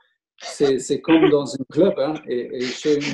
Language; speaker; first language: French; non-native, learner; German